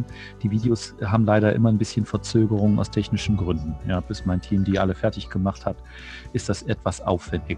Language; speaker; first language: German; native; German